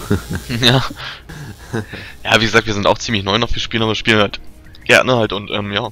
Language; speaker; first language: German; native; German